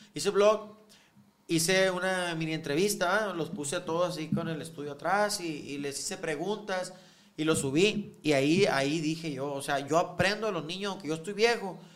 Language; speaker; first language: Spanish; native; Spanish